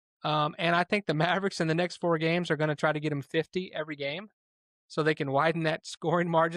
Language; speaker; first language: English; native; English